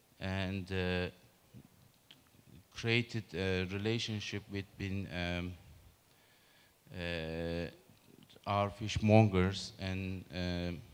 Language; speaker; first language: English; non-native, learner; Turkish